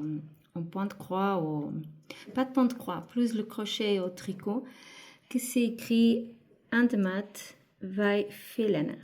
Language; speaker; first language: French; non-native, fluent; Portuguese